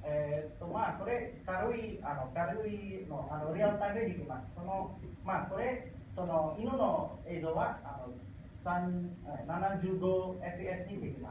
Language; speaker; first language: Japanese; non-native, learner; Indonesian